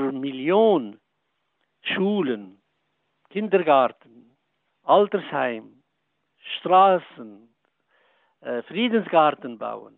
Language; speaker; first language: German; non-native, fluent; Arabic